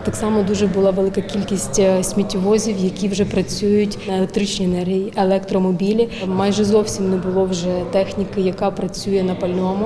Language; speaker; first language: Ukrainian; native; Ukrainian